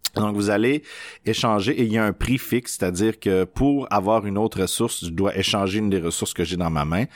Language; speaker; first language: French; native; French